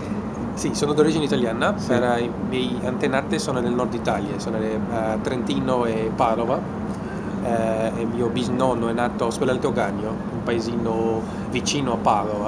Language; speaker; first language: Italian; non-native, fluent; Portuguese